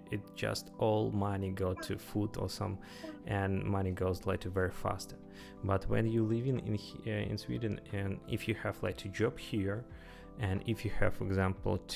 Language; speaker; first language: English; non-native, learner; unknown